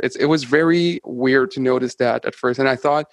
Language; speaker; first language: English; non-native, fluent; French